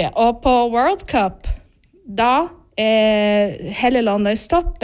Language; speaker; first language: Norwegian; non-native, fluent; Portuguese